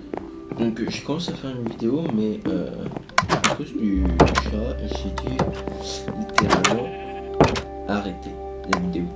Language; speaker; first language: French; native; French